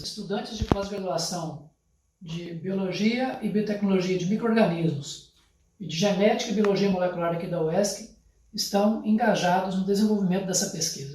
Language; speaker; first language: Portuguese; native; Portuguese